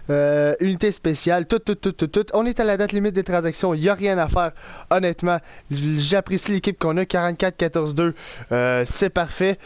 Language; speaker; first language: French; native; French